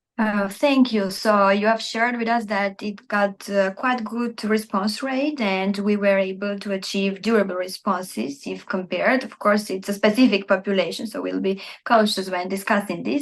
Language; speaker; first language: English; non-native, fluent; Armenian